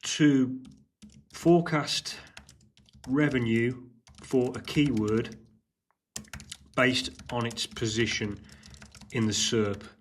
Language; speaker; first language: English; native; English